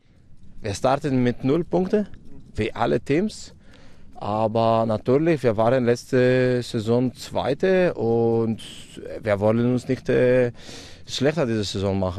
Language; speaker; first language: German; non-native, fluent; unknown